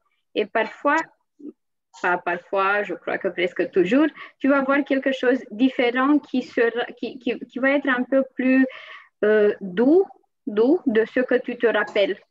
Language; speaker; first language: French; non-native, fluent; Romanian